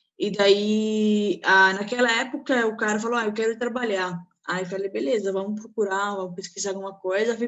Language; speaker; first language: Portuguese; non-native, fluent; Arabic